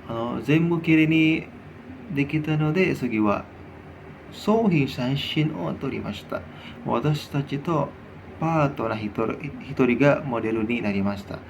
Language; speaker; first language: Japanese; non-native, learner; Indonesian